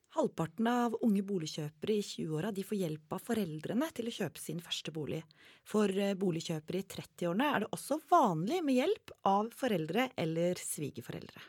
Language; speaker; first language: Norwegian; native; Norwegian